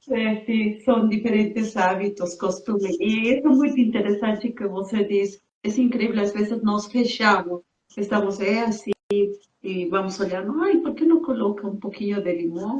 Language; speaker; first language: Portuguese; non-native, fluent; Spanish